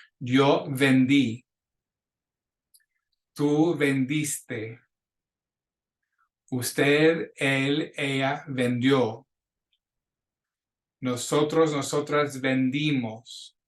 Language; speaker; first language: Spanish; non-native, fluent; English